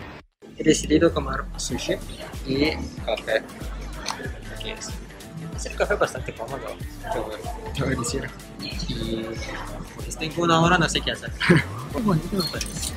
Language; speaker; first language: Spanish; non-native, fluent; Russian